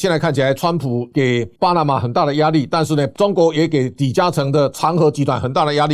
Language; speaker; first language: Chinese; native; Chinese